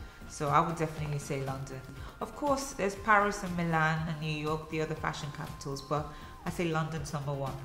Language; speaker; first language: English; early bilingual, other home language; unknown